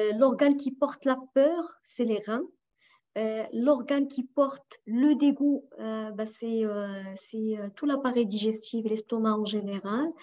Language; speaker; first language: French; non-native, local second language; Arabic